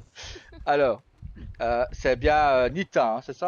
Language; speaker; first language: French; native; French